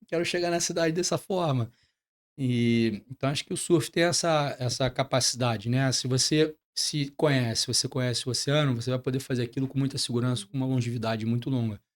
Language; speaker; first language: Portuguese; native; Portuguese